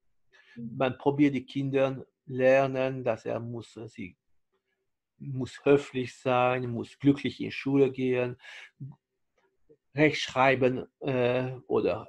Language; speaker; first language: German; non-native, fluent; French